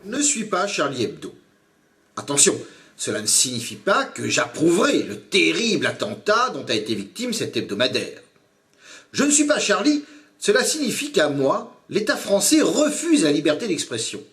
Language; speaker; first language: French; native; French